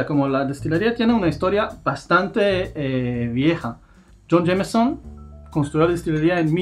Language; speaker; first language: Spanish; non-native, fluent; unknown